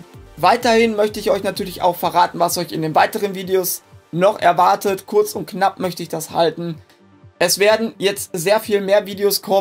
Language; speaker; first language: German; native; German